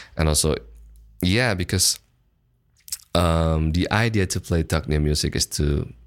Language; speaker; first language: English; non-native, fluent; Indonesian